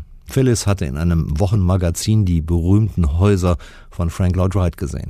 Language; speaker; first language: German; native; German